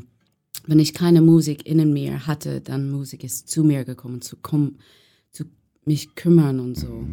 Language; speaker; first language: German; non-native, learner; English